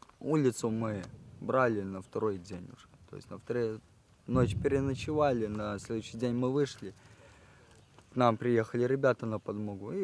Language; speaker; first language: Russian; native; Russian